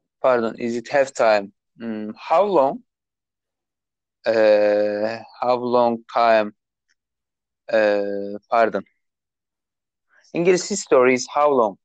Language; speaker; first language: English; non-native, learner; Turkish